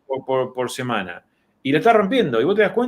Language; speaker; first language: Spanish; native; Spanish